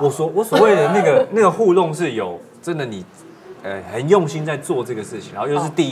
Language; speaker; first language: Chinese; native; Chinese